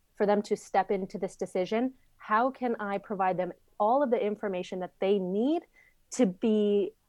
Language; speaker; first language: English; native; English